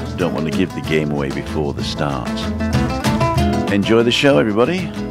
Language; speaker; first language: English; native; English